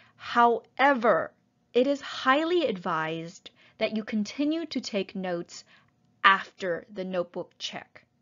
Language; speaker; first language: English; native; English